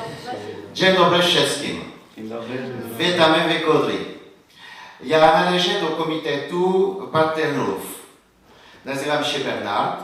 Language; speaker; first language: Polish; early bilingual, heritage; Polish